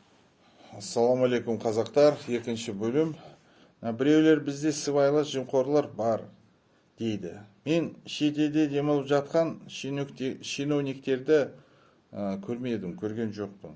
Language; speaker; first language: Kazakh; non-native, local second language; Russian